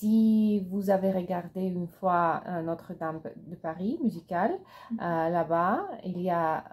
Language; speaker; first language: French; non-native, learner; Russian